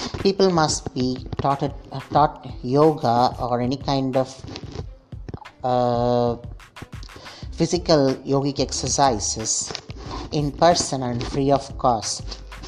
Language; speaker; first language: English; non-native, local second language; Tamil